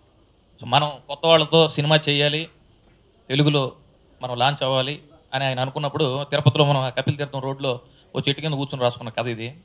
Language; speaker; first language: Telugu; native; Telugu